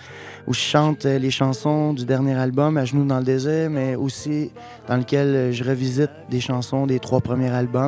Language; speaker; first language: French; native; French